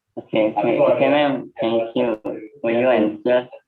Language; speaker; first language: English; non-native, learner; Indonesian